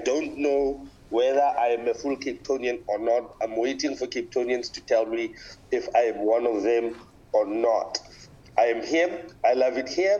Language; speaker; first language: English; non-native, local second language; Tswana